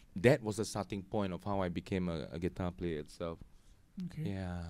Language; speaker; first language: English; native; English